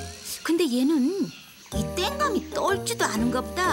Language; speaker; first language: Korean; native; Korean